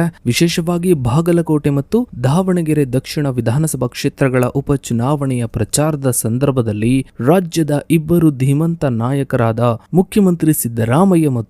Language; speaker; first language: Kannada; native; Kannada